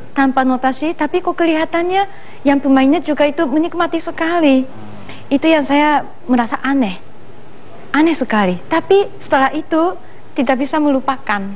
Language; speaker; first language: Indonesian; non-native, fluent; Japanese